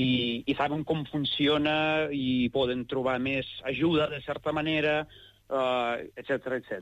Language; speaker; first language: Catalan; non-native, fluent; Ukrainian